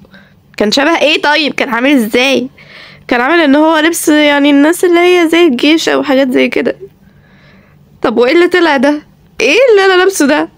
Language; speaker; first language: Arabic; native; Arabic